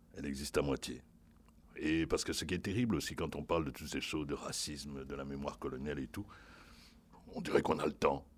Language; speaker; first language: French; non-native, local second language; Lingala